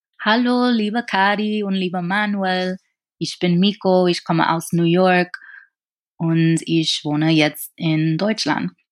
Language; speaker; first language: German; non-native, learner; English